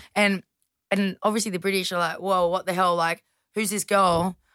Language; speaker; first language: English; native; English